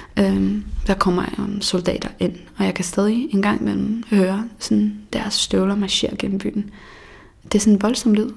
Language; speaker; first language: Danish; early bilingual, other home language; Bosnian